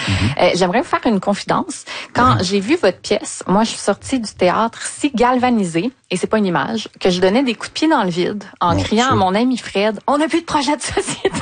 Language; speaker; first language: French; native; French